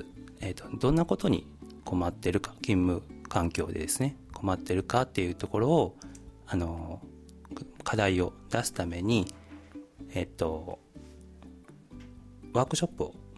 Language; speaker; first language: Japanese; native; Japanese